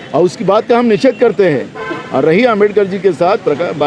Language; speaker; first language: Hindi; non-native, local second language; Marathi